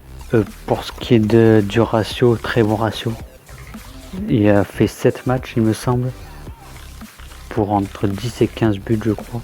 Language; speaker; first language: French; native; French